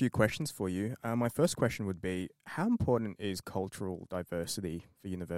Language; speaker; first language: English; native; English